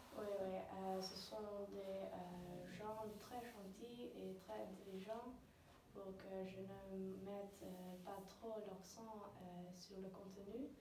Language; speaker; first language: French; non-native, learner; Dutch